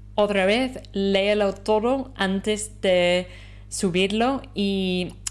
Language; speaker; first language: Spanish; non-native, fluent; English